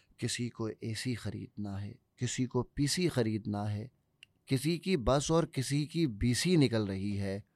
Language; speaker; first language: Urdu; native; Urdu